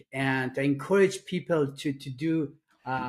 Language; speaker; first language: English; non-native, fluent; Persian